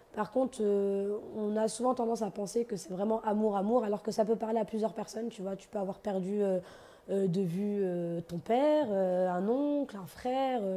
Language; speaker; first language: French; native; French